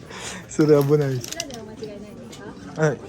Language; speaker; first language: Japanese; non-native, learner; Filipino